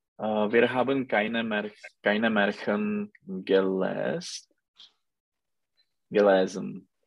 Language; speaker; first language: German; non-native, learner; Czech